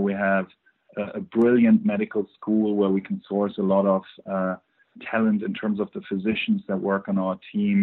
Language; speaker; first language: English; non-native, fluent; German